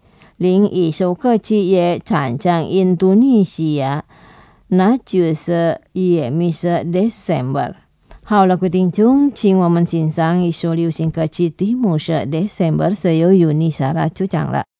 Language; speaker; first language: Chinese; non-native, fluent; Indonesian